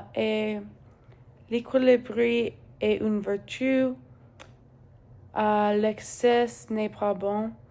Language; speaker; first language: French; non-native, learner; English